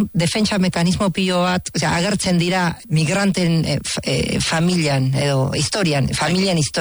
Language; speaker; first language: Basque; non-native, fluent; Spanish